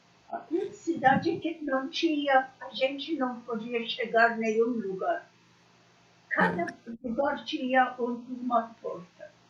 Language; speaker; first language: Portuguese; non-native, learner; Persian